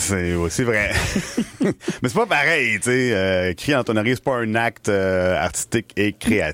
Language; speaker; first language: French; native; French